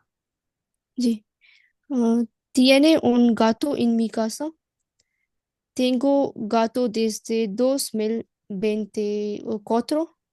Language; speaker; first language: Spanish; non-native, learner; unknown